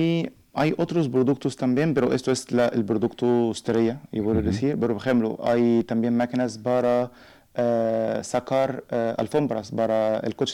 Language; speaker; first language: Spanish; non-native, learner; Arabic